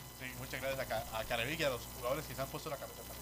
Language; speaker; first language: Spanish; native; Spanish